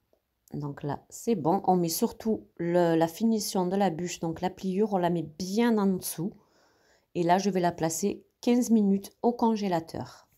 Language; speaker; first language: French; native; French